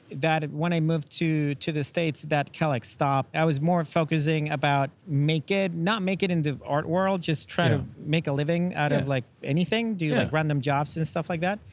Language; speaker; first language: English; non-native, fluent; Spanish